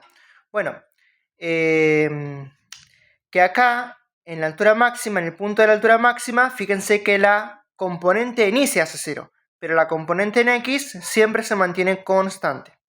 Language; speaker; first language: Spanish; native; Spanish